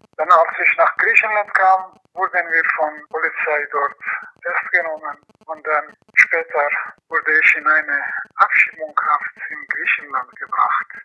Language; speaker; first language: German; non-native, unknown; Persian